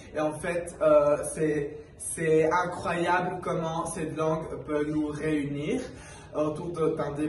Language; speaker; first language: French; non-native, fluent; Spanish